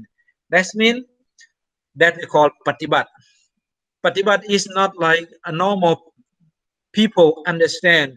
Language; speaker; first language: English; non-native, fluent; Thai